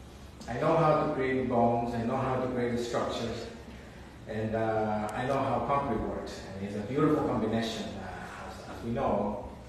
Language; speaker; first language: English; non-native, fluent; Spanish